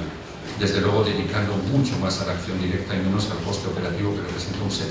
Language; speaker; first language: Spanish; native; Spanish